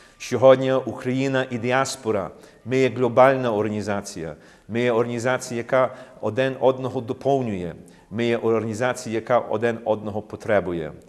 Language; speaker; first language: Ukrainian; early bilingual, heritage; Ukrainian